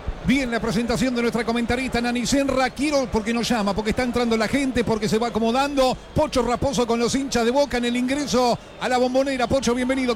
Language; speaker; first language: Spanish; native; Spanish